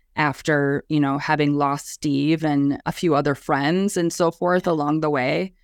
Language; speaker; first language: English; native; English